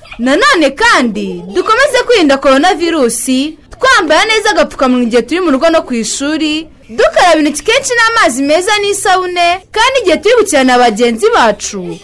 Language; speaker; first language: Kinyarwanda; native; Kinyarwanda